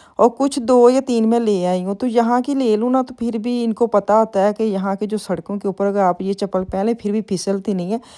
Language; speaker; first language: Urdu; non-native, local second language; Punjabi